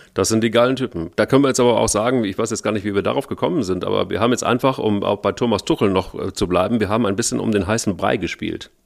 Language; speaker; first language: German; native; German